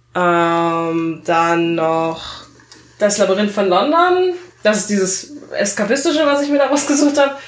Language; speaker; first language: German; native; German